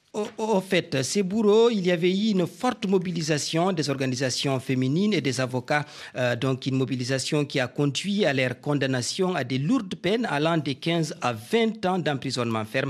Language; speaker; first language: French; non-native, local second language; Fula